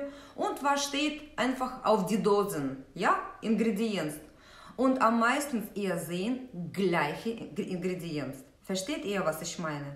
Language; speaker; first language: German; non-native, fluent; Russian